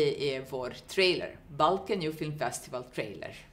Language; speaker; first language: Swedish; non-native, fluent; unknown